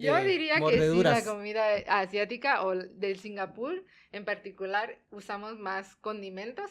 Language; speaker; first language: Spanish; non-native, fluent; Tamil